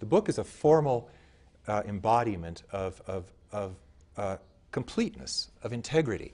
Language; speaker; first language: English; native; English